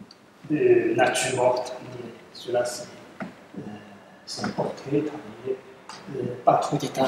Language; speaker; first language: French; non-native, fluent; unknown